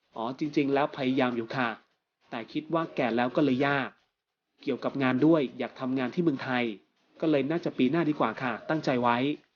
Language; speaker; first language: Thai; non-native, learner; Korean